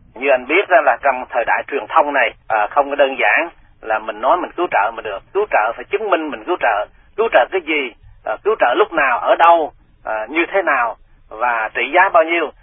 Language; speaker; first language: Vietnamese; native; Vietnamese